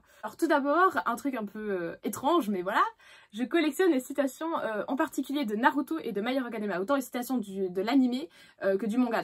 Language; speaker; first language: French; native; French